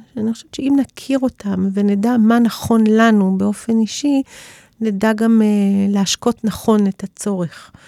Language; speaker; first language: Hebrew; early bilingual, other home language; English